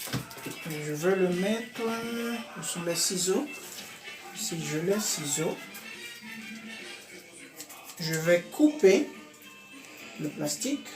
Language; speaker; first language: French; non-native, local second language; Haitian Creole